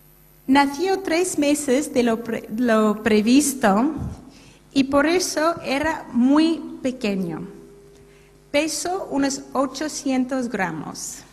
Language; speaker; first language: Spanish; non-native, fluent; English